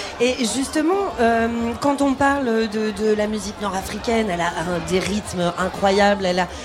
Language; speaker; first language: French; native; French